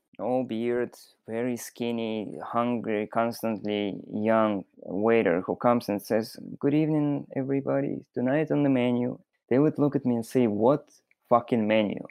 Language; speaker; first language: English; non-native, fluent; Russian